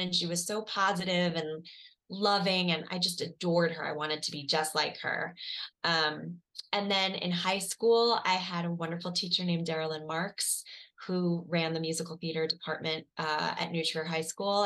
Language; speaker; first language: English; native; English